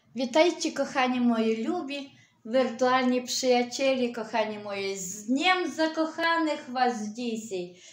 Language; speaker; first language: Polish; non-native, fluent; Ukrainian